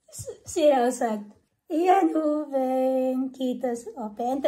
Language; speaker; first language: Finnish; non-native, learner; Filipino